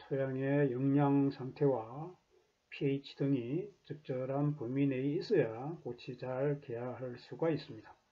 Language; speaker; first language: Korean; native; Korean